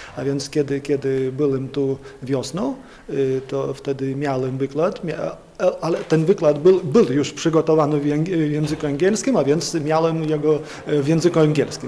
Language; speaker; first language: Polish; non-native, learner; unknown